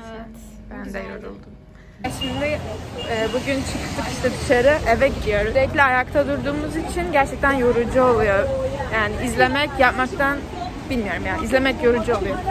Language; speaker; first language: Turkish; native; Turkish